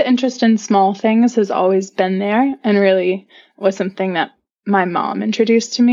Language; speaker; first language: English; native; English